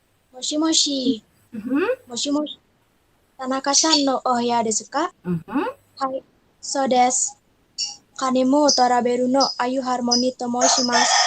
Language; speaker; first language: Japanese; non-native, learner; Indonesian